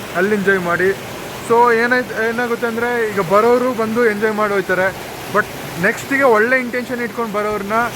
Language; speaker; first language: Kannada; non-native, local second language; Kodava